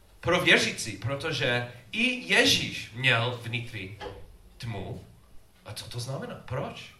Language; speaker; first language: Czech; non-native, learner; English